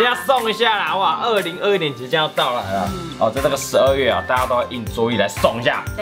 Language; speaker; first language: Chinese; native; Chinese